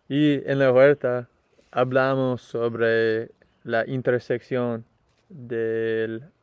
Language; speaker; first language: Spanish; non-native, learner; English